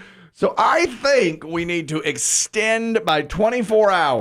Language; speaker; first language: English; native; English